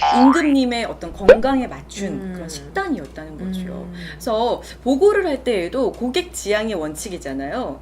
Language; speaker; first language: Korean; native; Korean